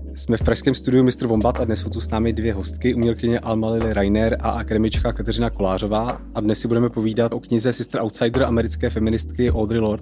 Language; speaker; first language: Czech; native; Czech